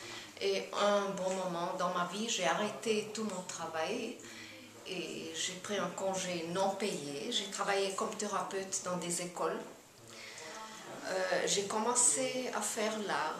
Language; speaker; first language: French; non-native, fluent; German